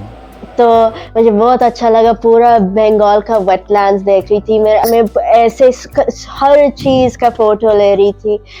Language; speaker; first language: Hindi; early bilingual, heritage; English